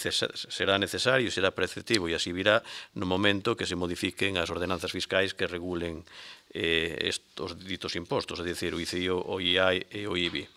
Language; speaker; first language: Galician; native; Galician